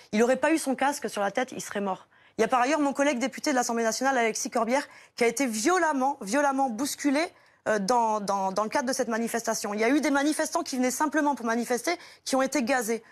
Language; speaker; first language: French; native; French